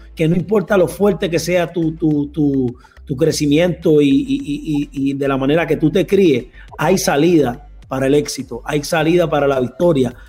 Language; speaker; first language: Spanish; native; Spanish